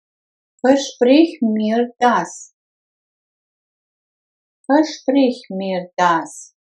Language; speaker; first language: German; non-native, fluent; Russian